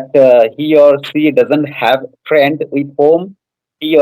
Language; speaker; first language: English; non-native, fluent; Odia